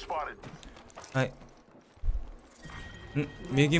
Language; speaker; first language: Japanese; non-native, learner; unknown